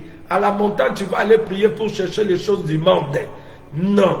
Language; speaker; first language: French; non-native, local second language; Lingala